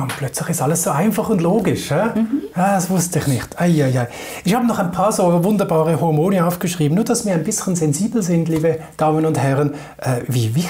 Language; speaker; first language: German; native; German